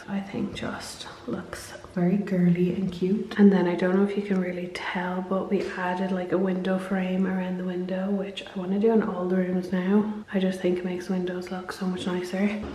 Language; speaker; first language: English; native; English